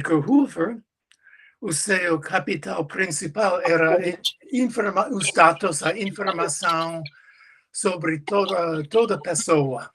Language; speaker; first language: Portuguese; non-native, learner; English